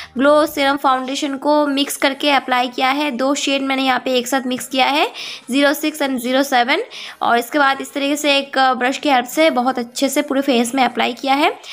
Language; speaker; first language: Hindi; non-native, local second language; Bangla